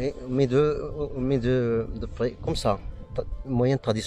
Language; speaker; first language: French; non-native, learner; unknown